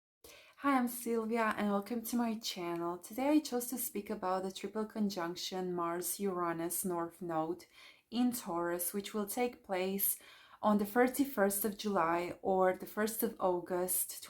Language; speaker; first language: English; non-native, fluent; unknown